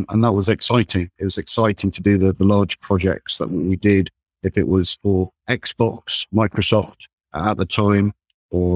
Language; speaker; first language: English; native; English